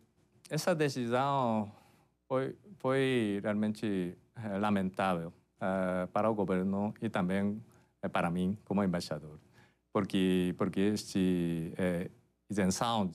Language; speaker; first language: Portuguese; non-native, fluent; Japanese